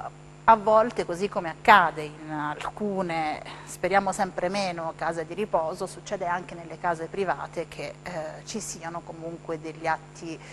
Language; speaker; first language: Italian; native; Italian